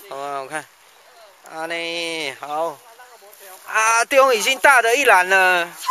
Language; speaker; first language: Chinese; native; Chinese